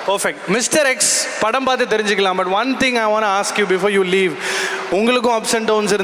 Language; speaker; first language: Tamil; native; Tamil